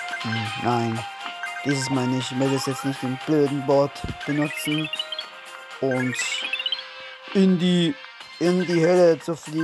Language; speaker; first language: German; native; German